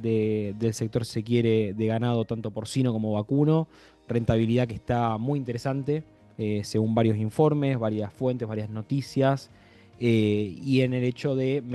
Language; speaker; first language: Spanish; native; Spanish